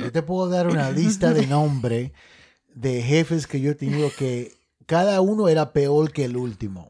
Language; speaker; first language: Spanish; early bilingual, other home language; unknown